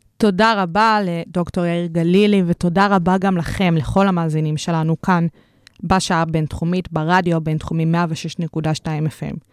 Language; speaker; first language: Hebrew; native; Hebrew